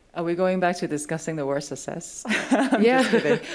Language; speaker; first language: English; non-native, local second language; Cantonese